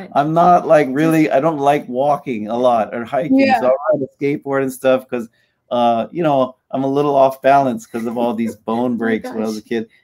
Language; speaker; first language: English; native; English